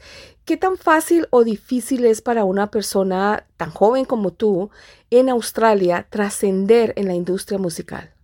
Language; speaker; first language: Spanish; native; Spanish